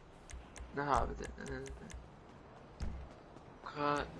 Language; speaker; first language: Icelandic; early bilingual, heritage; Icelandic